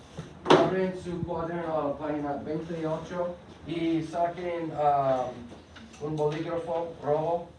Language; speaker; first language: Spanish; non-native, fluent; English